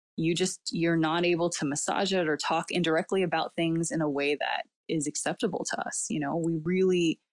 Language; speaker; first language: English; early bilingual, other home language; Cantonese